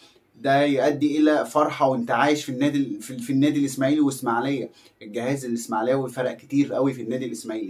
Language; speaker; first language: Arabic; native; Arabic